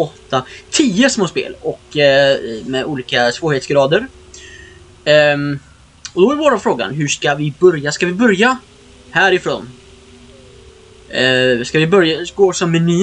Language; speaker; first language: Swedish; native; Swedish